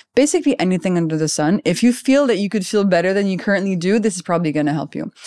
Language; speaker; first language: English; non-native, fluent; French